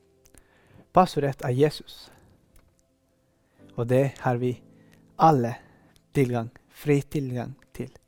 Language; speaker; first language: Norwegian; non-native, fluent; Spanish